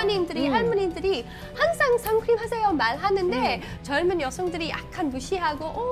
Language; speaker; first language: Korean; non-native, fluent; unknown